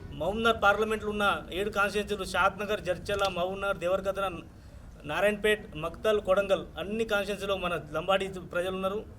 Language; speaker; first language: Telugu; non-native, local second language; Lambadi